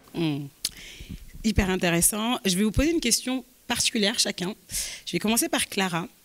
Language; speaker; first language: French; native; French